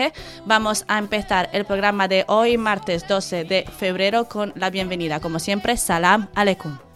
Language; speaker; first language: Spanish; native; Spanish